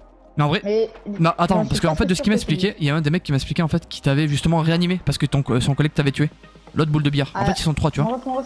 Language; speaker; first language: French; native; French